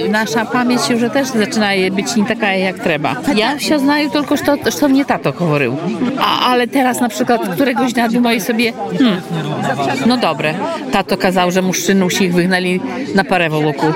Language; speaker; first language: Polish; non-native, local second language; Belarusian